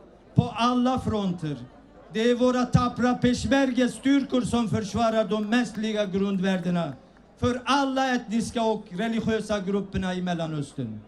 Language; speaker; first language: Swedish; early bilingual, other home language; Kurdish